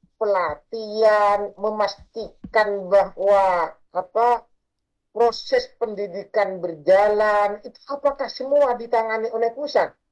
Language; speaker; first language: Indonesian; non-native, local second language; Madurese